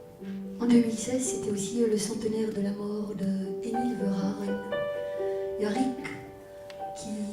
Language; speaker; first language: French; native; French